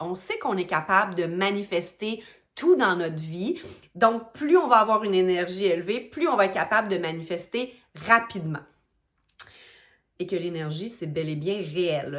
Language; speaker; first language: French; native; French